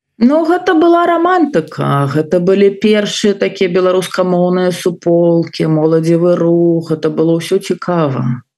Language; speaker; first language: Belarusian; non-native, local second language; Russian